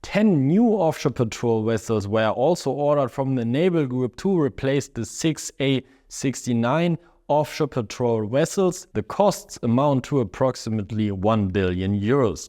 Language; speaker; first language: English; non-native, fluent; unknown